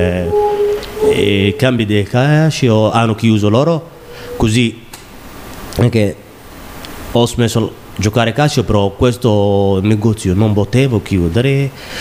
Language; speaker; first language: Italian; non-native, learner; Somali